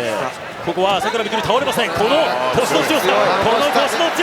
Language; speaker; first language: Japanese; native; Japanese